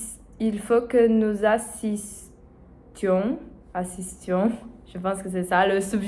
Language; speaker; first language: French; non-native, learner; Portuguese